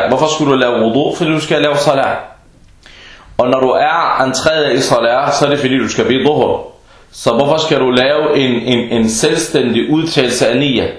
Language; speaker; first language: Danish; early bilingual, other home language; Arabic